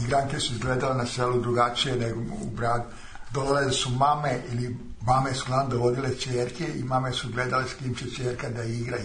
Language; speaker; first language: Serbian; native; Serbian